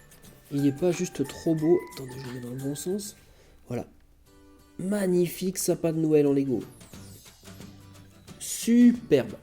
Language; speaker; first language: French; native; French